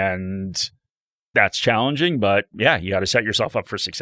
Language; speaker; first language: English; native; English